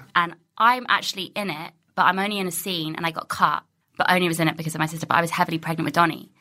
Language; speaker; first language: English; native; English